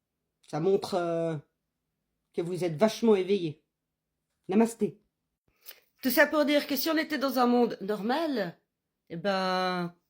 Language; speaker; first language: French; native; French